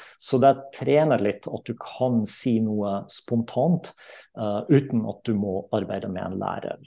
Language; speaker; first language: Norwegian; non-native, fluent; German